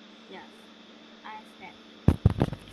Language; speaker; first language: English; non-native, learner; Vietnamese